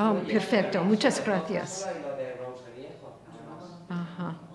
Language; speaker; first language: Spanish; non-native, fluent; English